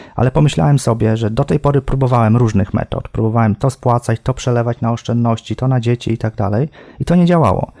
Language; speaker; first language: Polish; native; Polish